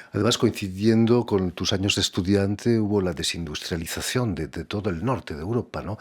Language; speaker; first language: Spanish; native; Spanish